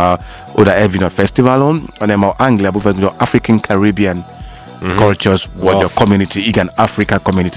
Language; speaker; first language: Hungarian; non-native, learner; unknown